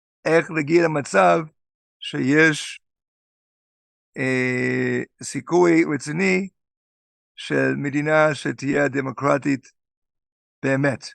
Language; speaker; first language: Hebrew; non-native, fluent; English